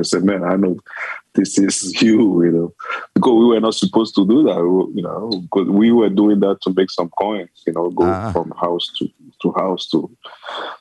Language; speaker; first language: English; non-native, fluent; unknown